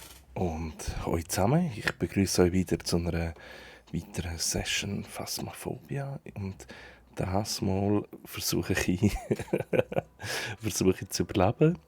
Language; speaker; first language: German; native; German